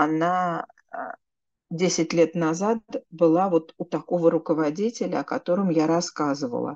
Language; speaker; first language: Russian; native; Russian